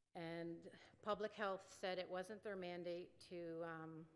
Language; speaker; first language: English; native; English